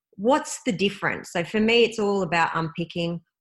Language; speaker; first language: English; native; English